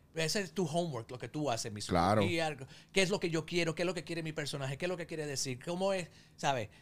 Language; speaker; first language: Spanish; early bilingual, heritage; Spanish